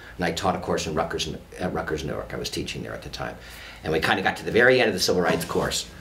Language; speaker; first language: English; native; English